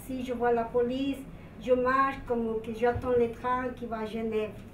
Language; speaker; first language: French; non-native, learner; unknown